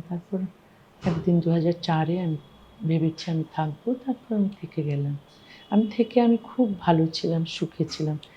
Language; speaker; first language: Bangla; native; Bangla